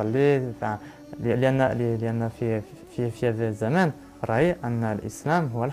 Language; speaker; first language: Arabic; non-native, learner; French